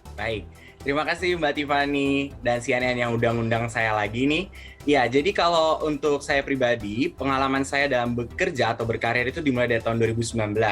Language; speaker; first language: Indonesian; native; Indonesian